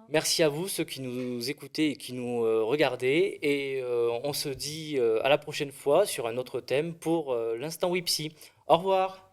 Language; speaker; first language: French; native; French